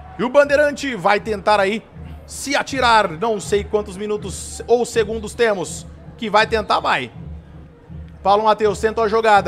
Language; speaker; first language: Portuguese; native; Portuguese